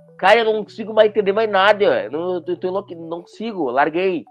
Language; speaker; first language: Portuguese; native; Portuguese